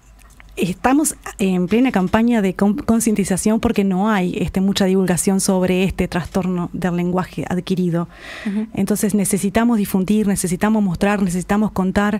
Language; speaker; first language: Spanish; native; Spanish